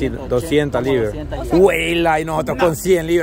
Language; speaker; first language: Spanish; native; Spanish